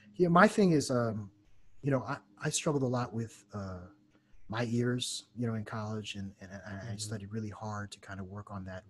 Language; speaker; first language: English; native; English